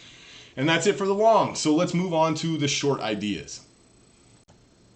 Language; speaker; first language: English; native; English